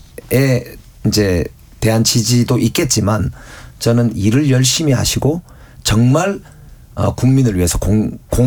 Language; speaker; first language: Korean; native; Korean